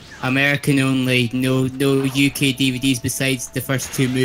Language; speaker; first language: English; native; English